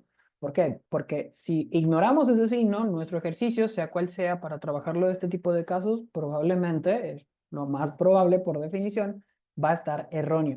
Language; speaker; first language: Spanish; native; Spanish